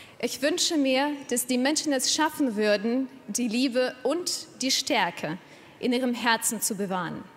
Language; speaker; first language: German; non-native, fluent; Ukrainian